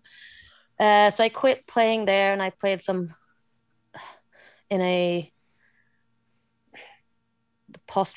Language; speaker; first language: English; non-native, fluent; Swedish